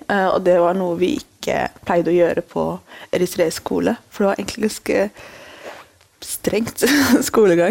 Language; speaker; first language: Norwegian; early bilingual, other home language; Tigrinya